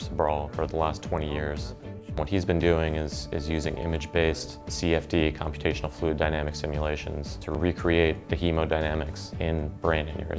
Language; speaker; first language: English; native; English